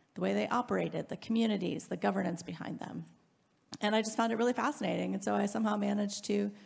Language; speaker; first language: English; native; English